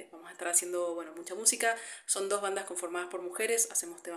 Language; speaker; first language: Spanish; native; Spanish